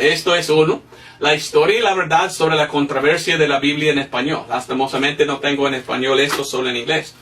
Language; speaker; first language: Spanish; non-native, fluent; English